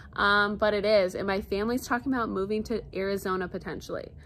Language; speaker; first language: English; native; English